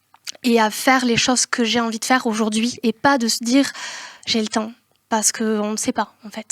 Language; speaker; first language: French; native; French